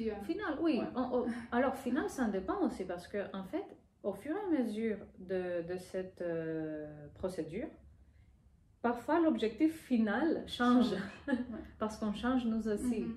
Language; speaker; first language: French; non-native, fluent; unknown